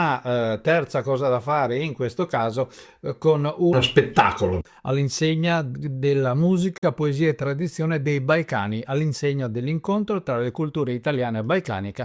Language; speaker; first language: Italian; native; Italian